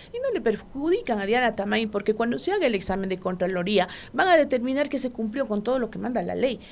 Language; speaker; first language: Spanish; non-native, local second language; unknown